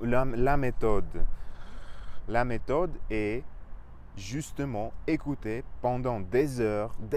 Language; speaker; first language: French; non-native, fluent; Russian